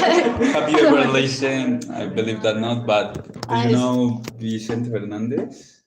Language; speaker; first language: English; non-native, learner; Spanish